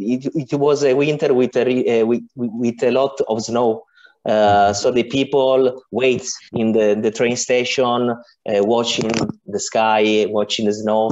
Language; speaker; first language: English; non-native, learner; Italian